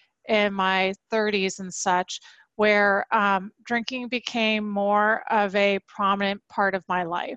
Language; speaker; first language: English; native; English